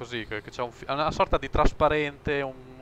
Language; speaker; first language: Italian; native; Italian